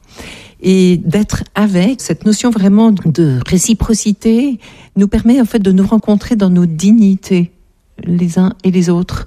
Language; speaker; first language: French; native; French